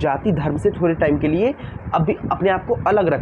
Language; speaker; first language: Hindi; native; Hindi